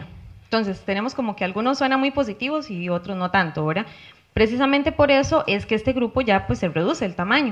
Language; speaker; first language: Spanish; native; Spanish